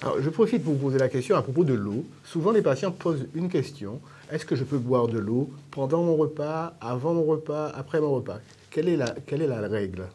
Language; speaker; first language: French; native; French